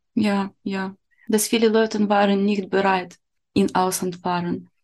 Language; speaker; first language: German; non-native, learner; Ukrainian